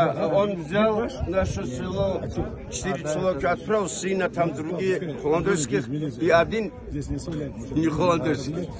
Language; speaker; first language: Russian; non-native, local second language; Chechen